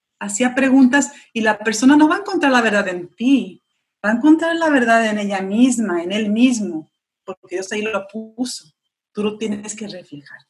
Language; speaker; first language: Spanish; early bilingual, heritage; Spanish